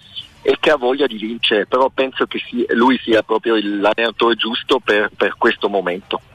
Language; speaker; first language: Italian; early bilingual, heritage; Italian